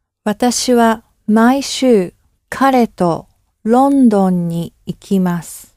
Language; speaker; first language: Japanese; non-native, learner; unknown